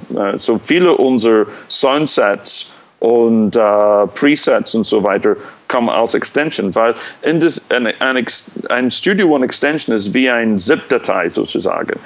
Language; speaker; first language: German; non-native, fluent; English